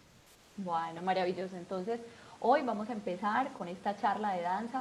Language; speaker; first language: Spanish; native; Spanish